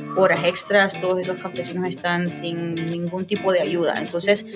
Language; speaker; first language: Spanish; native; Spanish